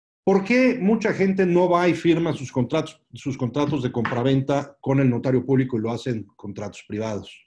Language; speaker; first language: Spanish; native; Spanish